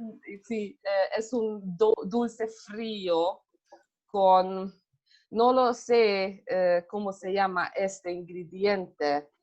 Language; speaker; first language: Spanish; non-native, learner; Hungarian